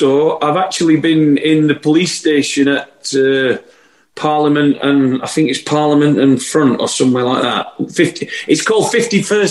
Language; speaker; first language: English; native; English